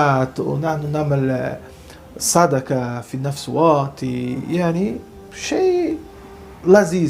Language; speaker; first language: Arabic; non-native, learner; Portuguese